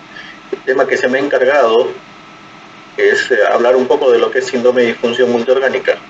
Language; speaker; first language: Spanish; native; Spanish